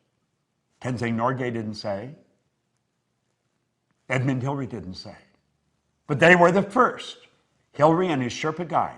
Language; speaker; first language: English; native; English